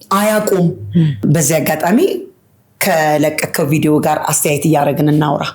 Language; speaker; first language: Amharic; native; Amharic